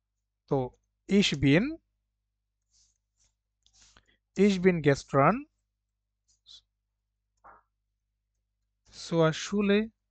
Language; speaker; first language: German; non-native, fluent; Bangla